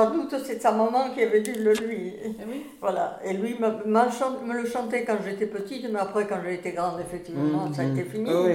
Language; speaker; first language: French; native; French